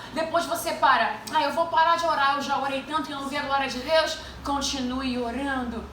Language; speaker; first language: Portuguese; native; Portuguese